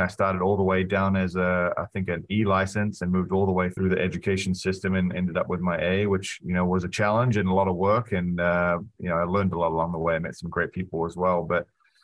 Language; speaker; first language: English; native; English